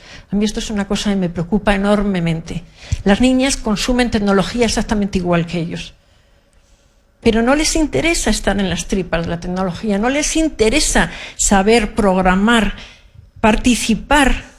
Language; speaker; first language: Spanish; native; Spanish